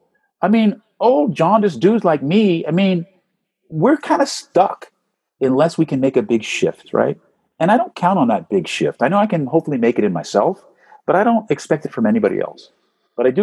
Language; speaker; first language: English; native; English